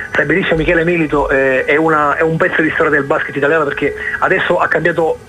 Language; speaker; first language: Italian; native; Italian